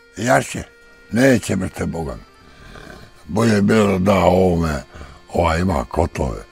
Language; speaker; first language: Croatian; native; Croatian